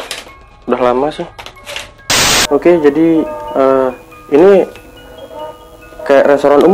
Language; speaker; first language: Indonesian; native; Indonesian